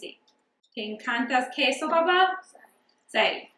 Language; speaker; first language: Spanish; non-native, learner; English